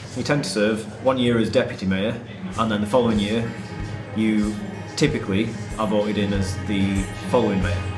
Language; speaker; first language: English; native; English